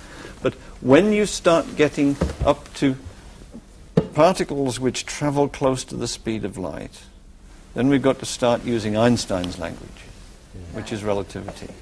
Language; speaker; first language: English; native; English